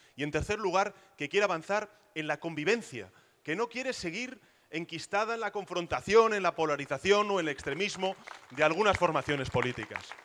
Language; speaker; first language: Spanish; native; Spanish